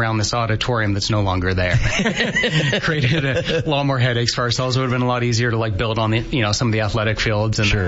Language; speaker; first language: English; native; English